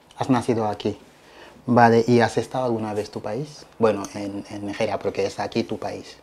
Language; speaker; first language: Spanish; non-native, fluent; Wolof